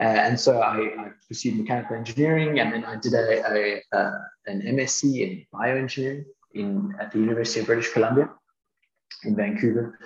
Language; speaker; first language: English; native; English